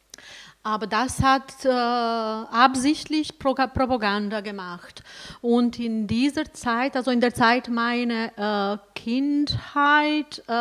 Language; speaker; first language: German; non-native, fluent; Albanian